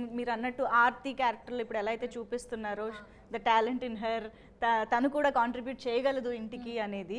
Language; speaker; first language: Telugu; native; Telugu